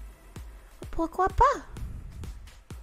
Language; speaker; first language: French; non-native, learner; English